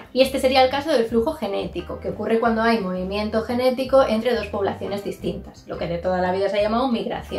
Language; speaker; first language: Spanish; native; Spanish